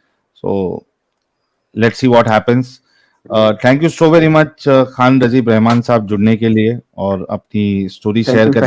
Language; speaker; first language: Hindi; native; Hindi